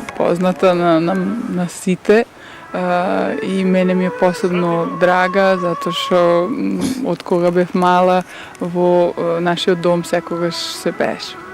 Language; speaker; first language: Macedonian; early bilingual, heritage; Serbian